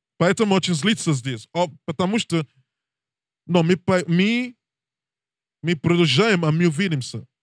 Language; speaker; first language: Russian; non-native, learner; English